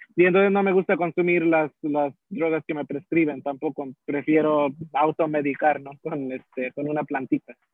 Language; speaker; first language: Spanish; early bilingual, heritage; Spanish